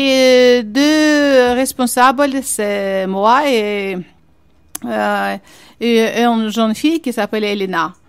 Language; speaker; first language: French; non-native, fluent; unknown